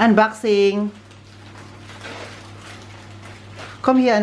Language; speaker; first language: German; non-native, learner; Filipino